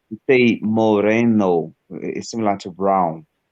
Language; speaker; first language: English; non-native, learner; Portuguese